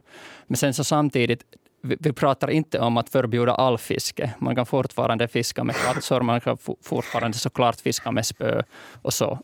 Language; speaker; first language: Swedish; native; Swedish